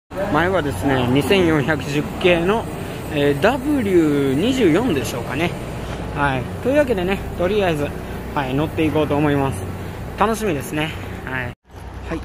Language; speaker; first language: Japanese; native; Japanese